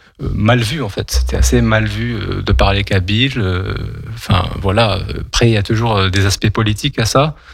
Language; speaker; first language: French; non-native, local second language; Kabyle